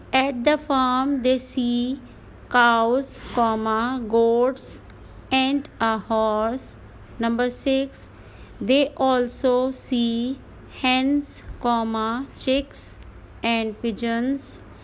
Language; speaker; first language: English; non-native, local second language; Urdu